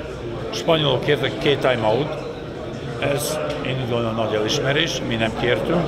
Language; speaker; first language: Hungarian; non-native, fluent; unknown